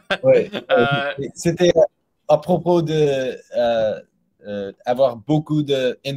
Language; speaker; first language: French; non-native, learner; English